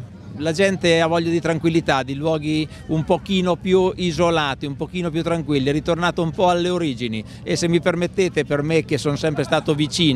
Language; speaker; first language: Italian; native; Italian